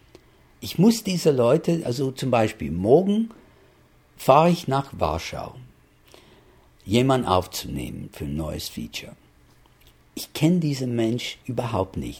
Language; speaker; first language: German; non-native, fluent; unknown